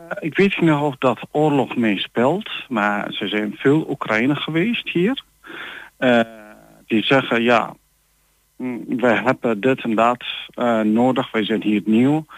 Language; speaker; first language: Dutch; non-native, learner; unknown